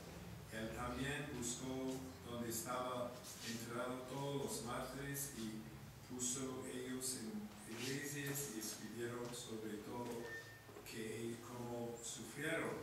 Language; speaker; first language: Spanish; non-native, fluent; English